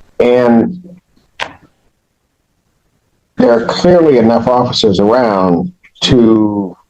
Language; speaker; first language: English; native; English